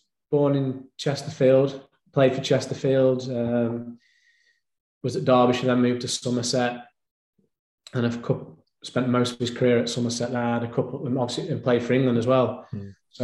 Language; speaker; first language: English; native; English